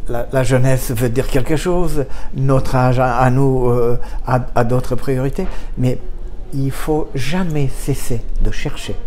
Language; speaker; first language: French; non-native, fluent; Romanian